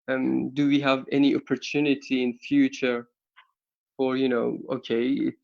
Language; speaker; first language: English; non-native, learner; Persian